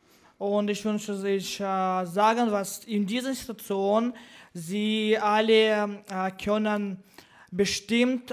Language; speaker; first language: German; non-native, learner; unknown